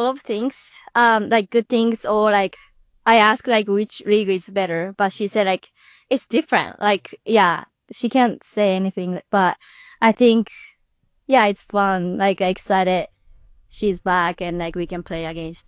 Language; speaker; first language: English; non-native, learner; Japanese